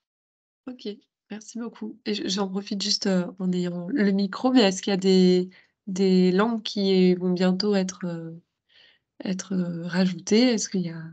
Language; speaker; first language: French; native; French